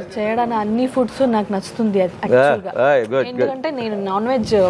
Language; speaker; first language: Telugu; non-native, learner; Kannada